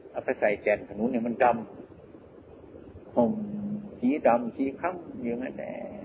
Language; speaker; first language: Thai; non-native, local second language; Northeastern Thai